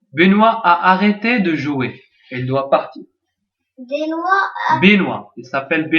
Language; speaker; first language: French; non-native, local second language; Arabic